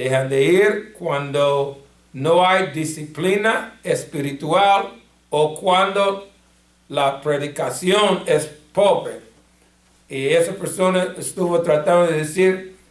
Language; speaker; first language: Spanish; non-native, fluent; English